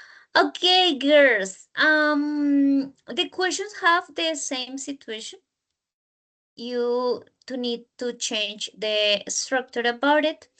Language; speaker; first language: English; non-native, learner; Spanish